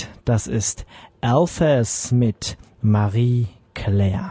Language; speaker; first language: German; native; German